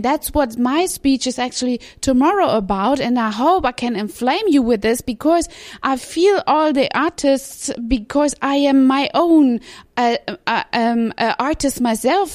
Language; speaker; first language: English; non-native, fluent; German